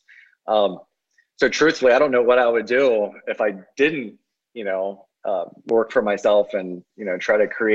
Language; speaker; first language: English; native; English